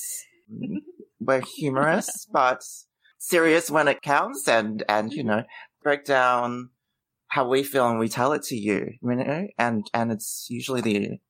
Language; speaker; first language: English; native; English